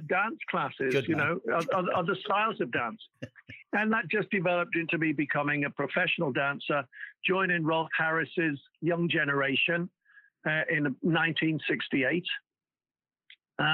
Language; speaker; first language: English; native; English